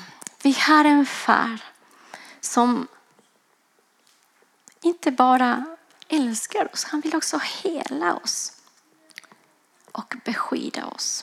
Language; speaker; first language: Swedish; non-native, fluent; Spanish